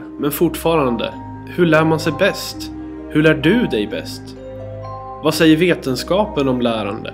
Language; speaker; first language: Swedish; native; Swedish